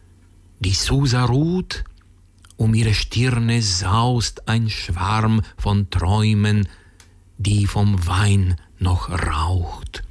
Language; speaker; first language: German; native; German